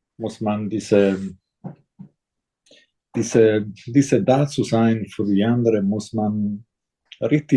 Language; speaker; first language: German; non-native, fluent; Italian